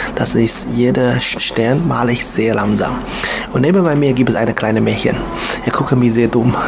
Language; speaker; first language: German; non-native, learner; Chinese